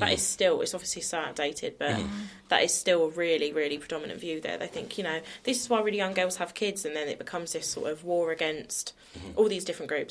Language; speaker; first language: English; native; English